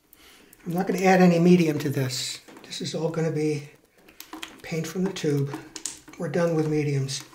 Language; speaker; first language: English; native; English